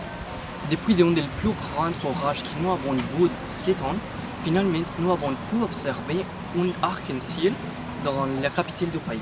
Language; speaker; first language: French; non-native, learner; Spanish